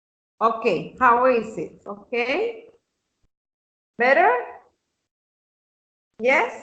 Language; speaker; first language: English; non-native, fluent; Spanish